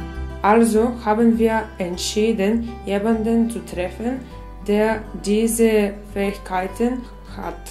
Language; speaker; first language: German; non-native, learner; Bulgarian